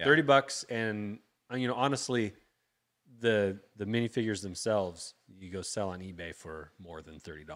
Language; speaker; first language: English; native; English